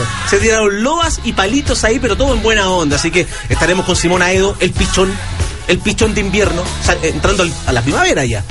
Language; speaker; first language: Spanish; native; Spanish